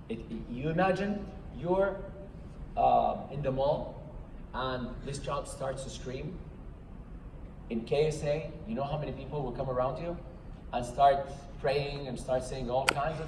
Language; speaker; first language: English; non-native, fluent; Arabic